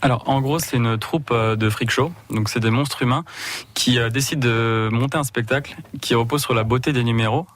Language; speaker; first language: French; native; French